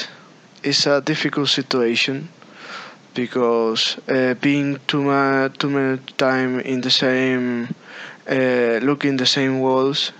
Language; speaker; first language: English; non-native, learner; Spanish